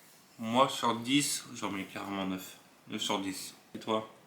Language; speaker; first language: French; native; French